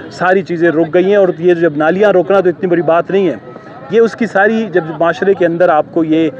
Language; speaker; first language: Urdu; non-native, local second language; Baluchi